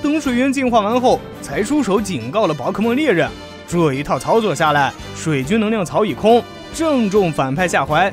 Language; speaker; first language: Chinese; native; Chinese